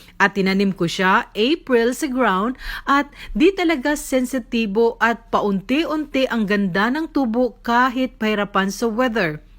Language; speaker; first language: Filipino; native; Filipino